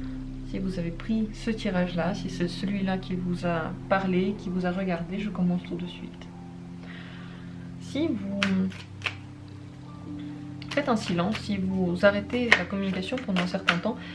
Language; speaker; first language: French; native; French